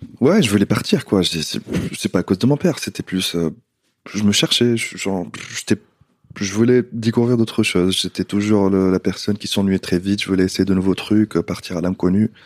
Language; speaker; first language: French; non-native, local second language; Arabic